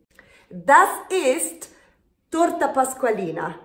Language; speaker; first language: German; non-native, fluent; Italian